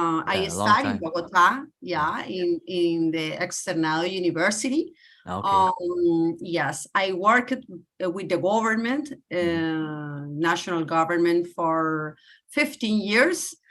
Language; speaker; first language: English; non-native, learner; Spanish